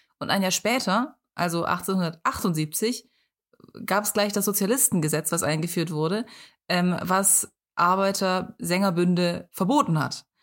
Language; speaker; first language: German; native; German